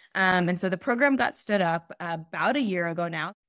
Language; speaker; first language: English; native; English